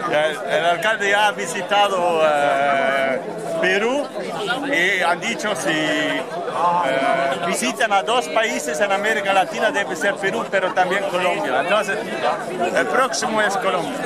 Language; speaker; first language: Spanish; non-native, fluent; Dutch